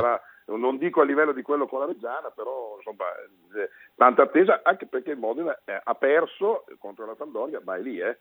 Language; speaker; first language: Italian; native; Italian